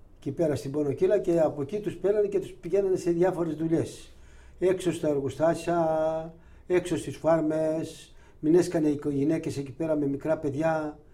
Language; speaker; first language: Greek; non-native, local second language; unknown